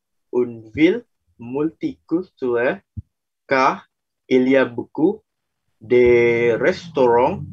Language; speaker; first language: French; non-native, learner; Indonesian